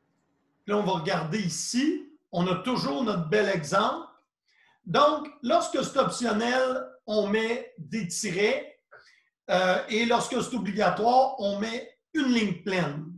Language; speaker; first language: French; native; French